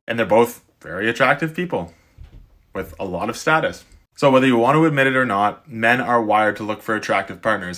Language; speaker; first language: English; native; English